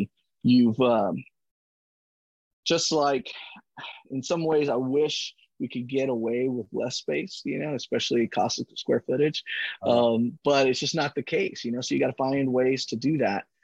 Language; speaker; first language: English; native; English